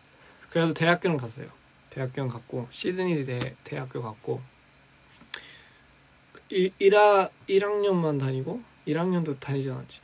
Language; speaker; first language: Korean; early bilingual, heritage; Korean